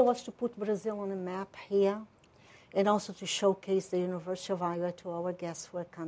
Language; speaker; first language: English; non-native, fluent; Portuguese